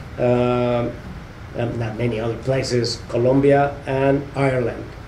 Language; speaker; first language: English; non-native, fluent; Spanish